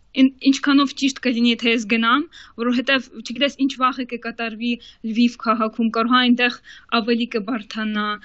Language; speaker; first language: Armenian; early bilingual, heritage; Armenian